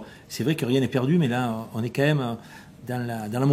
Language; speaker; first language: French; native; French